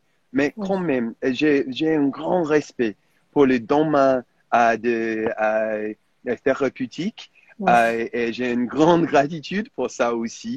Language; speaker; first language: French; non-native, fluent; English